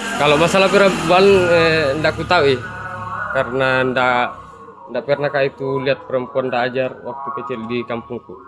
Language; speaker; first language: Indonesian; non-native, local second language; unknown